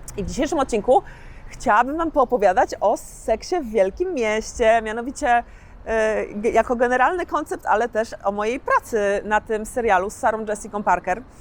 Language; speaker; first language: Polish; native; Polish